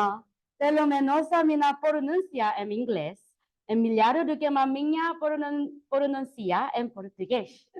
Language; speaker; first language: Portuguese; non-native, learner; Korean